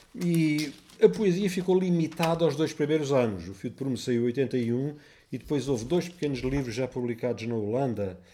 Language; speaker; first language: Portuguese; native; Portuguese